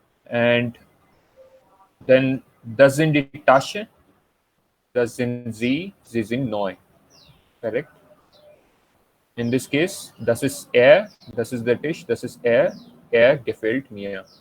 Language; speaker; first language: German; non-native, fluent; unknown